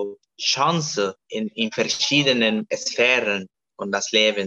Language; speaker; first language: German; non-native, fluent; Spanish